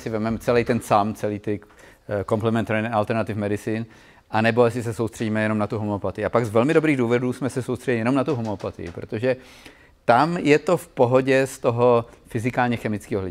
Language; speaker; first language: Czech; native; Czech